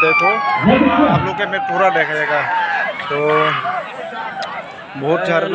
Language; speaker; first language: Hindi; non-native, local second language; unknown